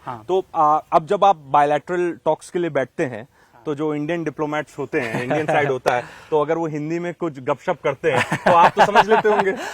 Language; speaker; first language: Hindi; native; Hindi